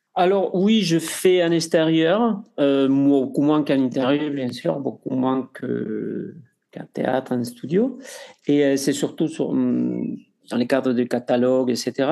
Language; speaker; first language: French; non-native, fluent; Spanish